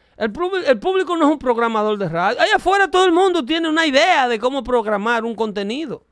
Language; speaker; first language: Spanish; native; Spanish